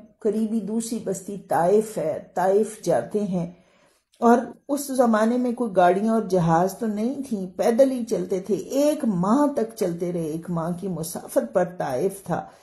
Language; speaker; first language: Urdu; non-native, local second language; Punjabi